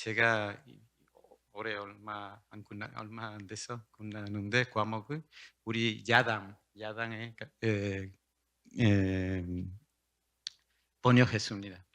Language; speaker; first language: Korean; non-native, learner; Spanish